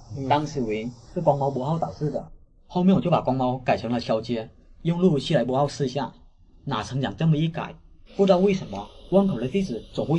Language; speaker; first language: Chinese; native; Chinese